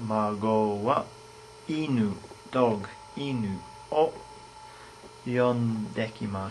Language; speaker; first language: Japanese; non-native, learner; English